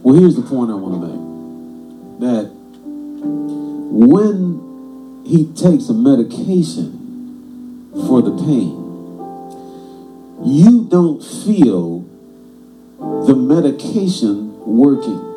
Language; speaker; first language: English; native; English